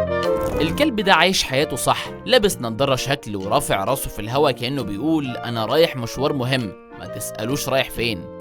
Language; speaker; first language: Arabic; native; Arabic